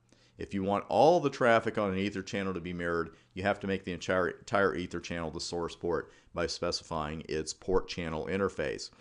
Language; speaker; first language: English; native; English